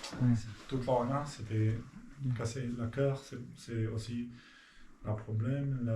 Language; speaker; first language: French; non-native, learner; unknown